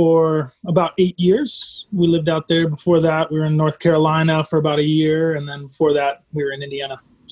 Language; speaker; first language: English; native; English